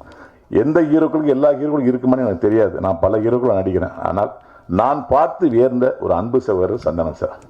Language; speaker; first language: Tamil; native; Tamil